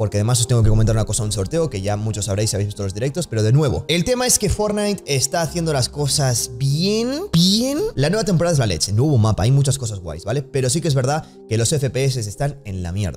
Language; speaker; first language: Spanish; native; Spanish